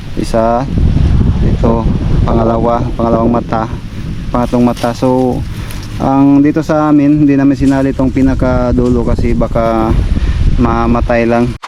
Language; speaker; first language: Filipino; non-native, local second language; Cebuano